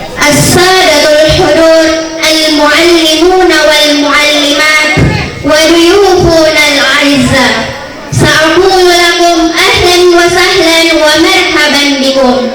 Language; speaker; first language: Arabic; non-native, learner; Indonesian